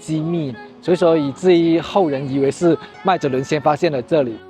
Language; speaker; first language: Chinese; native; Chinese